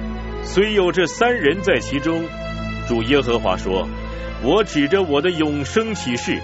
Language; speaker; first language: Chinese; native; Chinese